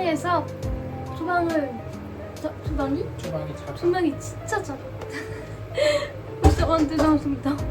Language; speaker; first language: Korean; non-native, learner; French